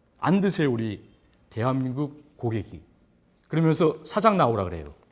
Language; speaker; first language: Korean; native; Korean